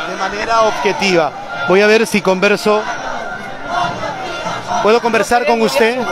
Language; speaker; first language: Spanish; native; Spanish